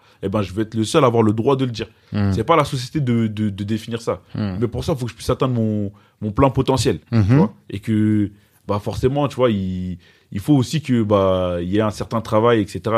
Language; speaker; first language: French; native; French